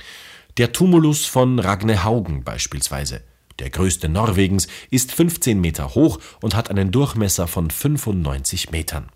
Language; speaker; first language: German; native; German